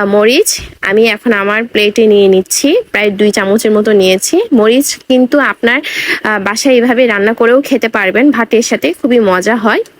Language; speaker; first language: Bangla; non-native, local second language; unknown